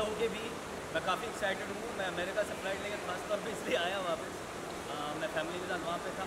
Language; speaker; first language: Hindi; native; Hindi